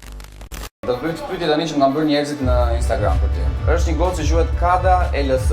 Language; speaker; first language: Albanian; native; Albanian